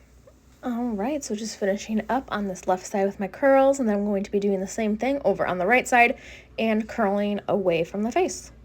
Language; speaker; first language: English; native; English